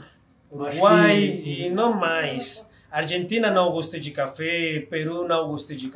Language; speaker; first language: Portuguese; non-native, fluent; Spanish